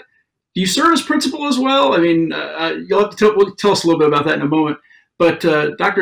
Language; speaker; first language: English; native; English